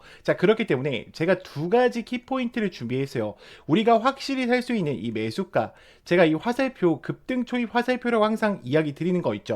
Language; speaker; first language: Korean; native; Korean